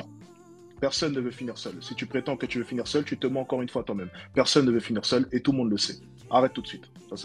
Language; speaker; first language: French; native; French